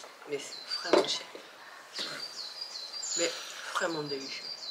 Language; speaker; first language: French; non-native, fluent; Japanese